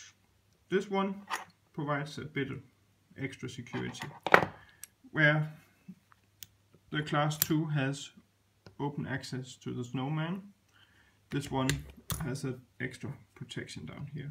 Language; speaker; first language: English; non-native, fluent; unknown